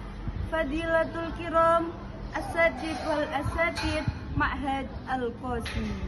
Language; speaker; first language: Arabic; non-native, learner; Indonesian